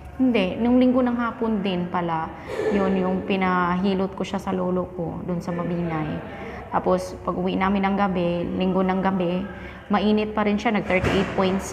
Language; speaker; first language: Filipino; non-native, local second language; Cebuano